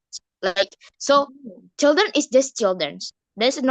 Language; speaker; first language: English; non-native, learner; Indonesian